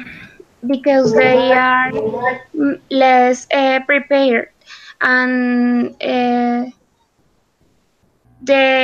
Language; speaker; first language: English; non-native, learner; Spanish